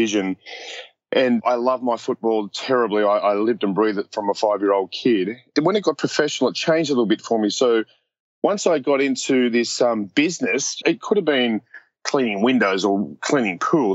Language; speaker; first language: English; native; English